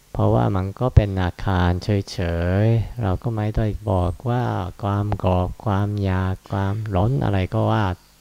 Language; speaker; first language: Thai; non-native, fluent; Japanese